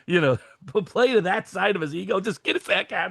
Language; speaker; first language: English; native; English